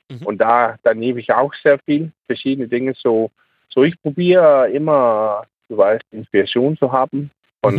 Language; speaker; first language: German; non-native, learner; Danish